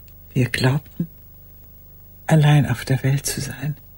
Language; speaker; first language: German; native; German